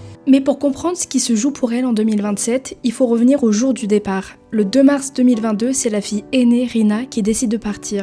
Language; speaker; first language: French; native; French